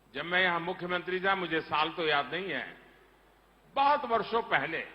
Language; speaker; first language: Hindi; non-native, local second language; Gujarati